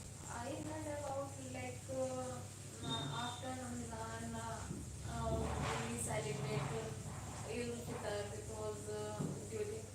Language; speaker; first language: English; non-native, learner; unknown